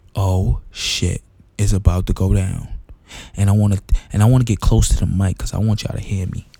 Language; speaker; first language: English; non-native, local second language; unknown